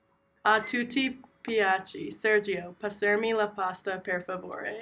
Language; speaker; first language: Italian; non-native, learner; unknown